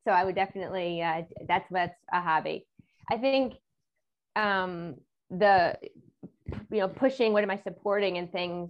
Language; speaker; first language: English; native; English